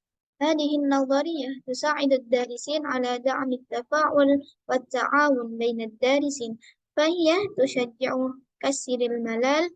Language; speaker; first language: Arabic; non-native, learner; Indonesian